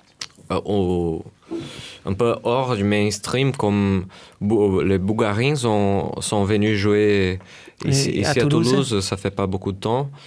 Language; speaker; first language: French; non-native, fluent; Portuguese